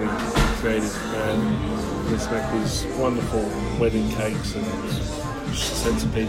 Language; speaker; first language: English; native; English